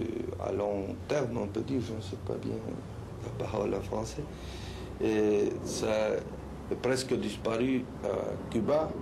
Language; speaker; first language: French; non-native, fluent; Spanish